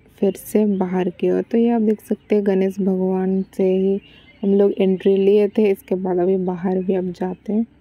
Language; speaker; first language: Hindi; non-native, local second language; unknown